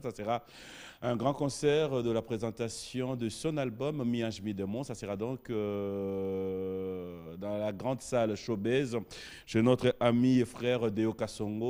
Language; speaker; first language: French; non-native, local second language; Lingala